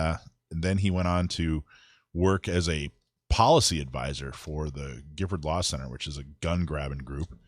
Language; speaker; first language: English; native; English